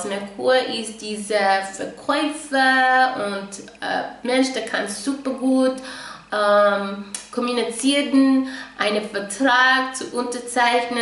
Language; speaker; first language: German; non-native, fluent; English